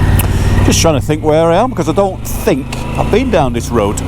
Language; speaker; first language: English; native; English